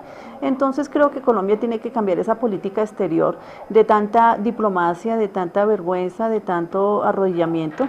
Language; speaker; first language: Spanish; native; Spanish